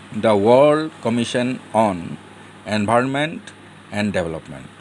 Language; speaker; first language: English; non-native, local second language; Assamese